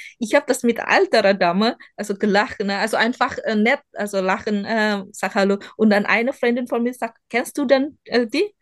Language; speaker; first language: German; non-native, learner; Indonesian